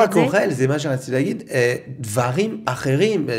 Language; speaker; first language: Hebrew; non-native, learner; French